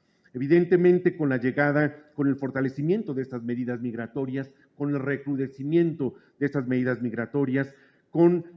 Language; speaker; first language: Spanish; native; Spanish